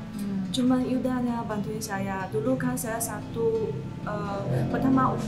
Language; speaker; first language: Indonesian; non-native, learner; Chinese